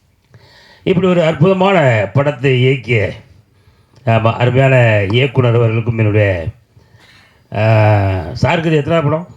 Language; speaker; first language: Tamil; native; Tamil